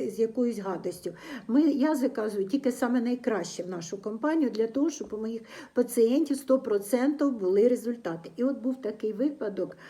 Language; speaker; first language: Ukrainian; non-native, local second language; Russian